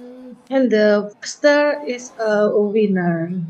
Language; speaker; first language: English; non-native, learner; Indonesian